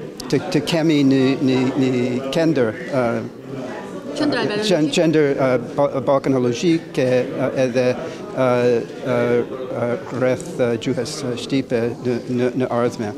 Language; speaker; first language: Albanian; non-native, learner; English